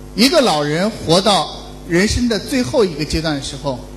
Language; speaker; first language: Chinese; native; Chinese